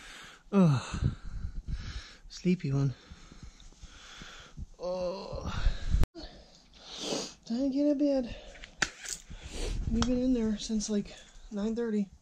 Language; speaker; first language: English; native; English